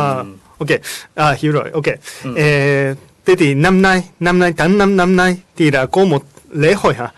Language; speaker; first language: Vietnamese; non-native, learner; Japanese